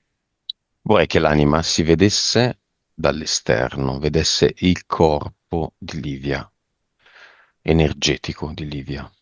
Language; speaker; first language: Italian; native; Italian